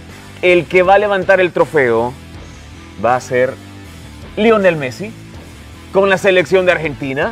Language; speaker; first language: Spanish; native; Spanish